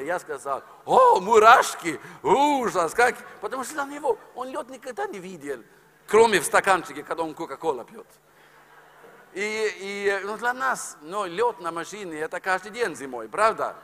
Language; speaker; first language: Russian; non-native, fluent; Norwegian